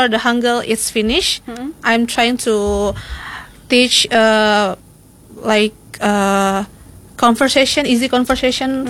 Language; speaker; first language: English; non-native, learner; Indonesian